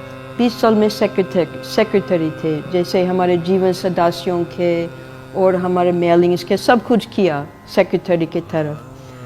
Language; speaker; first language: Hindi; non-native, fluent; English